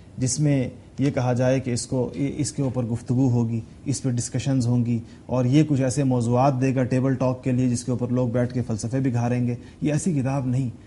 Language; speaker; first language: Urdu; non-native, local second language; Pashto